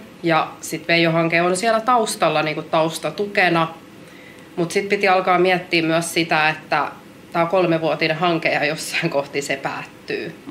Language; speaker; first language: Finnish; native; Finnish